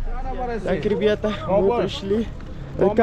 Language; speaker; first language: Russian; non-native, learner; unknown